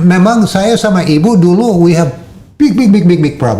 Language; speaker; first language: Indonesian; non-native, fluent; English